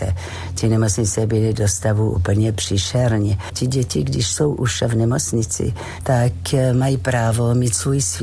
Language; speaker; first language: Czech; non-native, fluent; French